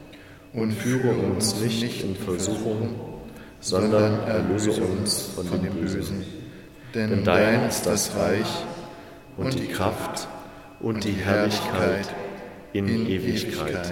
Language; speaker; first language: German; native; German